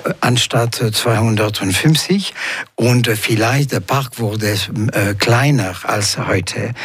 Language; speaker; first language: German; non-native, local second language; French